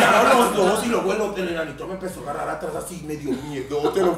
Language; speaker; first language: Spanish; native; Spanish